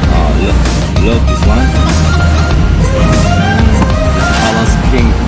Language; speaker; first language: English; non-native, learner; Arabic